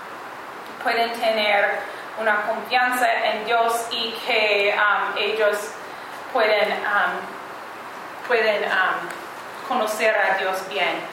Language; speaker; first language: Spanish; non-native, learner; English